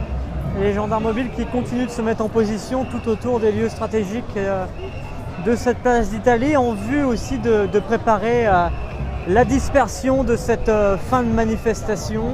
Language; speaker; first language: French; native; French